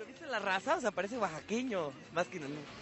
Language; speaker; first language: Spanish; native; Spanish